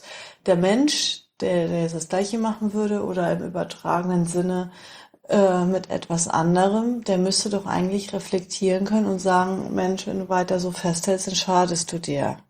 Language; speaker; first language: German; native; German